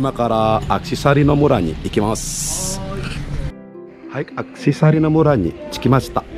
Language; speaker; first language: Japanese; non-native, fluent; Indonesian